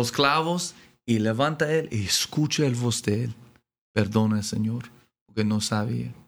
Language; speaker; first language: Spanish; non-native, learner; English